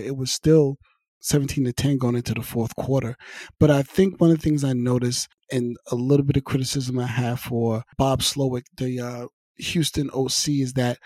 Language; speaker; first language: English; native; English